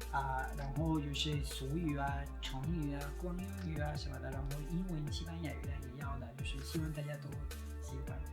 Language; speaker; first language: Chinese; non-native, fluent; Spanish